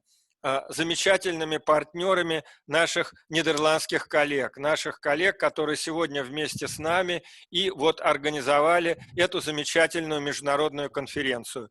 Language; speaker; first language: Russian; native; Russian